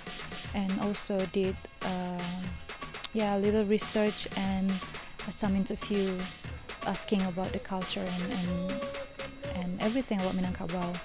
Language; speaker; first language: English; non-native, fluent; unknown